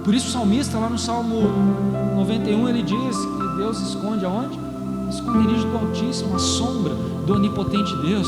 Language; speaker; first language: Portuguese; native; Portuguese